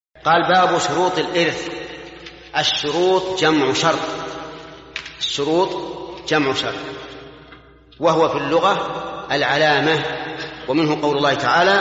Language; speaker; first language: Arabic; native; Arabic